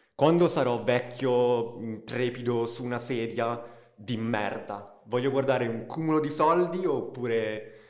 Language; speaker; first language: Italian; early bilingual, other home language; Russian